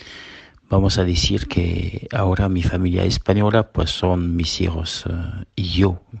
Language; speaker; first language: Spanish; early bilingual, heritage; Spanish